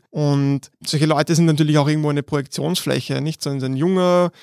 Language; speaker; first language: German; native; German